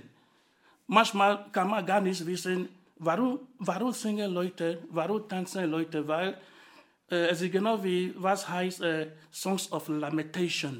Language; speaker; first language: German; non-native, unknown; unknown